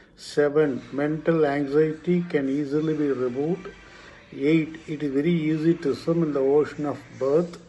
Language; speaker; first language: English; non-native, local second language; Tamil